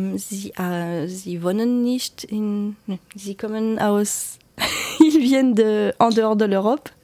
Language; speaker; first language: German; non-native, learner; French